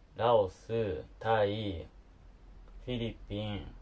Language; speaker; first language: Japanese; native; Japanese